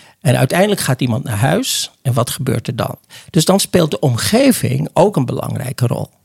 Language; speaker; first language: Dutch; early bilingual, other home language; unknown